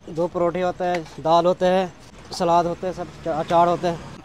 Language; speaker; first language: Hindi; native; Hindi